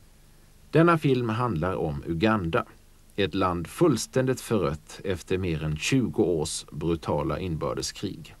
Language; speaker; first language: Swedish; native; Swedish